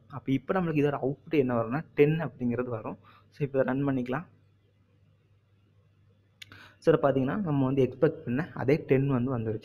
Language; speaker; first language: Tamil; native; Tamil